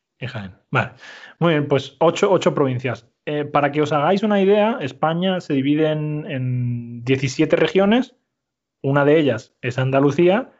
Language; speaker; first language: Spanish; native; Spanish